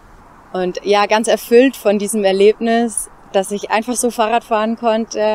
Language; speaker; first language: German; native; German